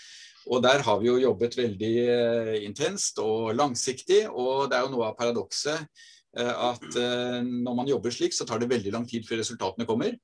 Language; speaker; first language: Norwegian; native; Norwegian